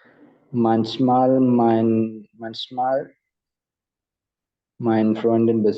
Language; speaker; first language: German; non-native, learner; Malayalam